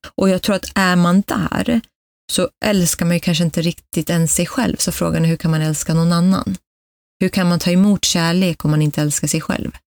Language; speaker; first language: Swedish; early bilingual, other home language; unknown